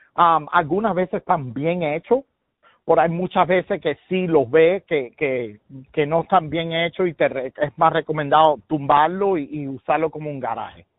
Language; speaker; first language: Spanish; early bilingual, heritage; Spanish